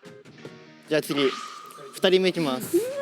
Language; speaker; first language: Japanese; native; Japanese